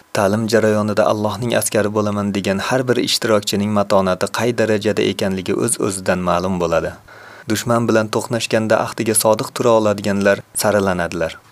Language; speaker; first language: Uzbek; native; Uzbek